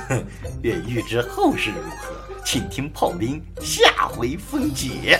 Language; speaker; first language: Chinese; native; Chinese